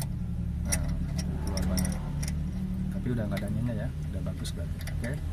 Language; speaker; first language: Indonesian; native; Indonesian